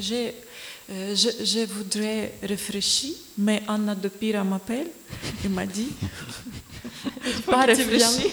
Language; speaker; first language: French; non-native, learner; Ukrainian